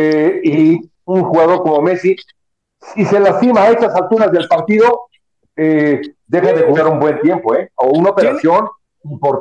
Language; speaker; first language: Spanish; native; Spanish